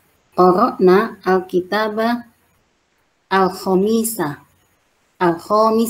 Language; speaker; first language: Arabic; non-native, learner; Indonesian